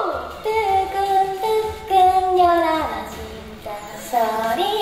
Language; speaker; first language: Japanese; non-native, learner; Korean